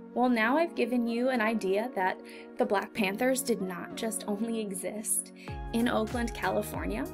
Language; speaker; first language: English; native; English